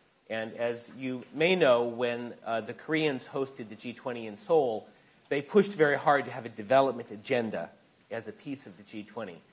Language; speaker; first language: English; native; English